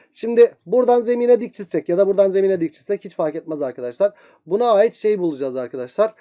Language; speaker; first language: Turkish; native; Turkish